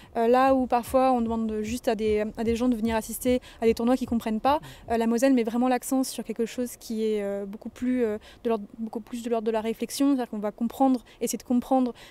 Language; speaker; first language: French; native; French